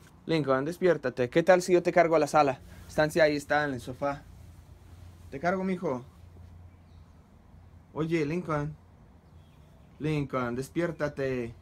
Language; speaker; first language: Spanish; non-native, fluent; English